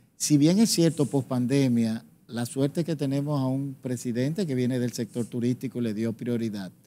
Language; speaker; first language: Spanish; native; Spanish